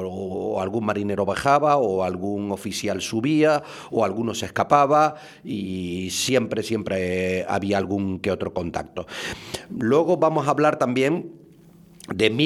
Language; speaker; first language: Spanish; native; Spanish